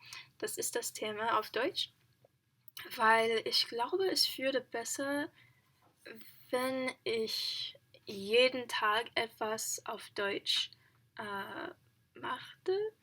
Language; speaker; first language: German; non-native, learner; English